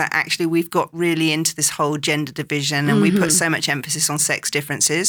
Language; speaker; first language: English; native; English